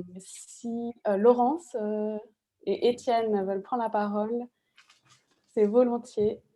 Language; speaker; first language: French; native; French